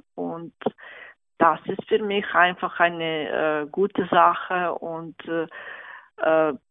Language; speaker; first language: German; non-native, fluent; Serbian